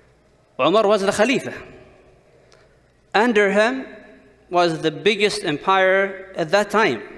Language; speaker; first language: English; non-native, fluent; Arabic